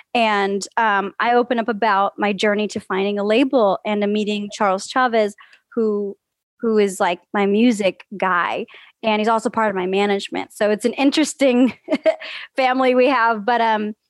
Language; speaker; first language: English; early bilingual, other home language; Spanish